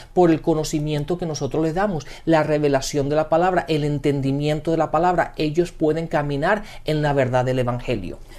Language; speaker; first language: Spanish; early bilingual, heritage; Spanish